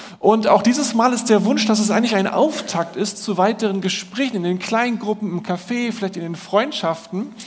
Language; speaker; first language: German; native; German